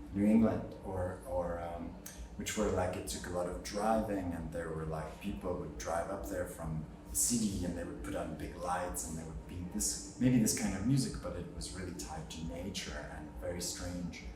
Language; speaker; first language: English; native; English